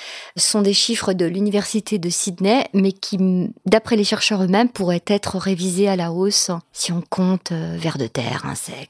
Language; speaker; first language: French; native; French